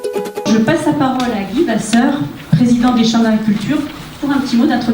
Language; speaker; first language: French; native; French